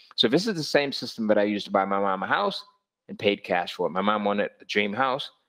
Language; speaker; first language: English; native; English